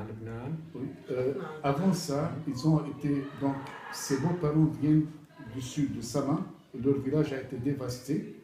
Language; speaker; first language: French; non-native, fluent; Arabic